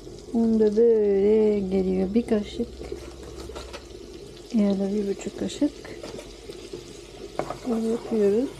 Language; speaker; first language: Turkish; non-native, learner; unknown